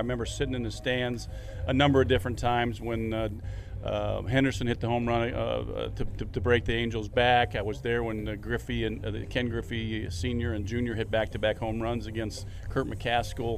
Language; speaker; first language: English; native; English